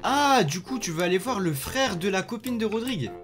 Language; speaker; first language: French; native; French